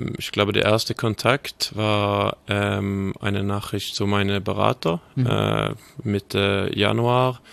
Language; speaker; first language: German; non-native, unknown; Swedish